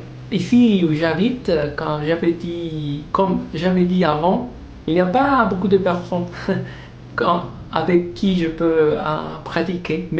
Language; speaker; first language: French; non-native, learner; Spanish